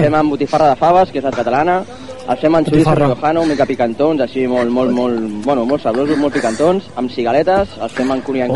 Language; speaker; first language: Catalan; native; Catalan